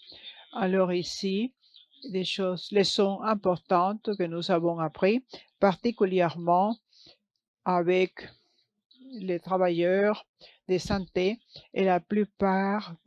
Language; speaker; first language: French; non-native, learner; English